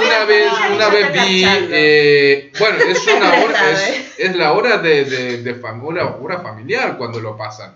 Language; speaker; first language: Spanish; early bilingual, other home language; Korean